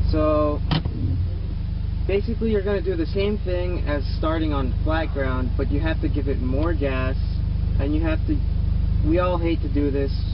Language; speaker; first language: English; native; English